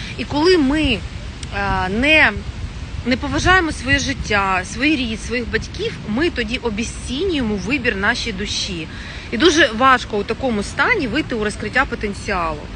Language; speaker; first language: Ukrainian; non-native, local second language; Russian